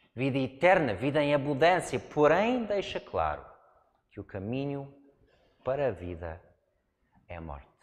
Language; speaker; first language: Portuguese; non-native, fluent; English